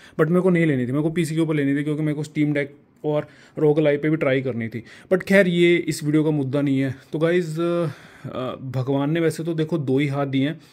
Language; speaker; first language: Hindi; non-native, local second language; Punjabi